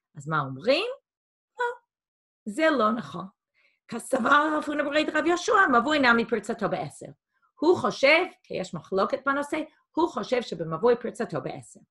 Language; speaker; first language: Hebrew; non-native, fluent; English